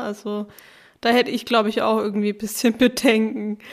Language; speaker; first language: German; native; German